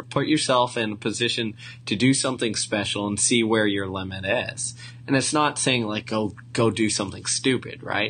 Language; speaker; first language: English; native; English